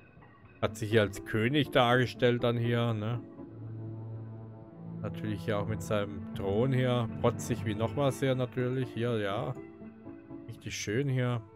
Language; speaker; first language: German; native; German